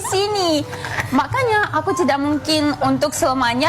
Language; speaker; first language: Indonesian; non-native, learner; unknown